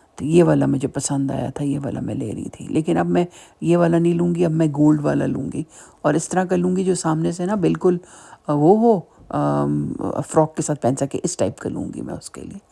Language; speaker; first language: Urdu; native; Urdu